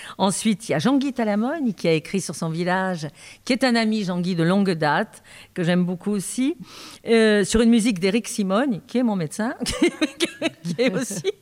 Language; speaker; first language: French; native; French